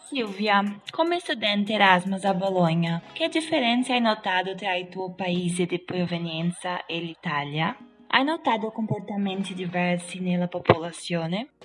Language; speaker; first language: Italian; non-native, fluent; Portuguese